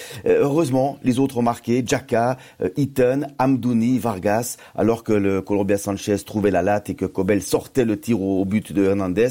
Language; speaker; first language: French; native; French